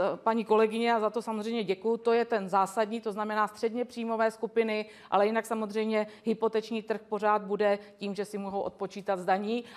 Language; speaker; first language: Czech; native; Czech